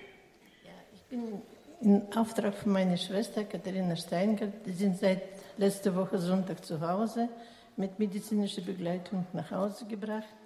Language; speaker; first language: German; early bilingual, heritage; German